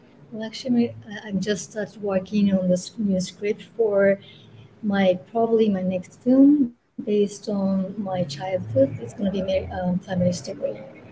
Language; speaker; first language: English; non-native, fluent; Japanese